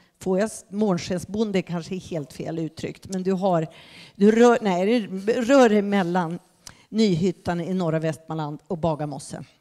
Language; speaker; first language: Swedish; native; Swedish